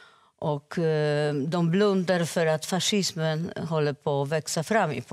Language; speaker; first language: Swedish; non-native, fluent; Polish